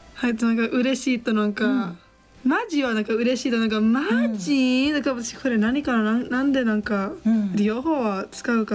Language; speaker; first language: Japanese; non-native, learner; English